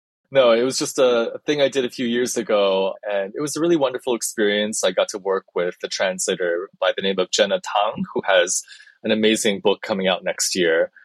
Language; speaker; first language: English; early bilingual, other home language; Chinese